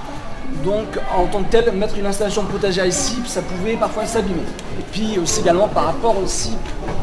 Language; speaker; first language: French; native; French